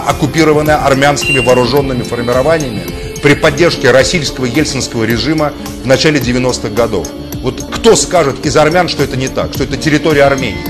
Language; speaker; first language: Russian; non-native, local second language; Azerbaijani